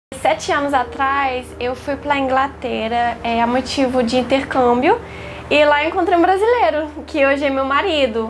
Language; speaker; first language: Portuguese; non-native, fluent; French